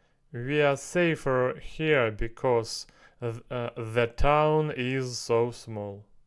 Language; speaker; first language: English; non-native, learner; Russian